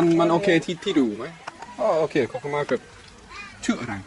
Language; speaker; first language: Thai; non-native, learner; English